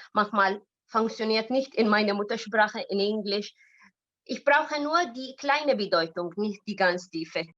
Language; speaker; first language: German; non-native, learner; Arabic